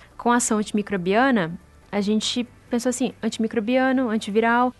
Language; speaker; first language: Portuguese; native; Portuguese